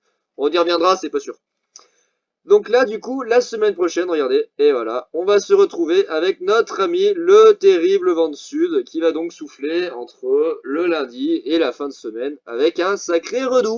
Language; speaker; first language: French; native; French